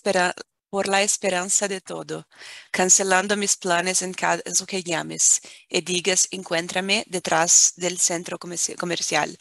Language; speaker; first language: Spanish; non-native, fluent; Portuguese